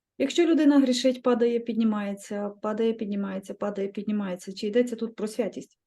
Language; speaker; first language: Ukrainian; native; Ukrainian